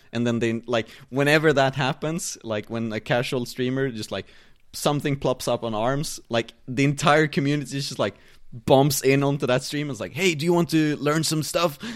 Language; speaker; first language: English; non-native, fluent; Swedish